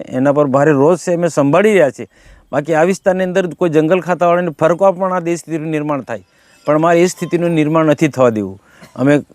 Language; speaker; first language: Gujarati; non-native, local second language; Vasavi